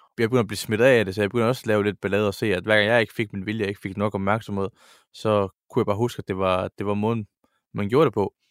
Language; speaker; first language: Danish; early bilingual, other home language; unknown